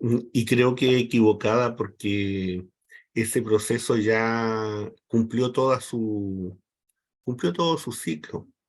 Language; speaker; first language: Spanish; native; Spanish